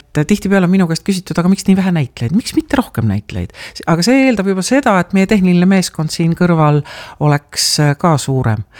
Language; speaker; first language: Estonian; native; Estonian